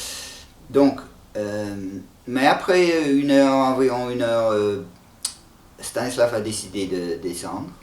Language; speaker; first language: French; non-native, fluent; English